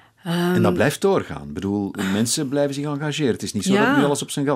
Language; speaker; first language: Dutch; native; Dutch